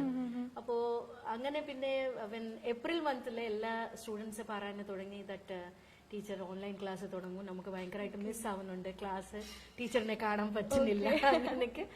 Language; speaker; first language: Malayalam; non-native, local second language; Bangla